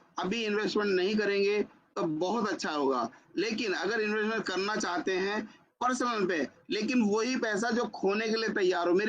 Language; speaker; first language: Hindi; native; Hindi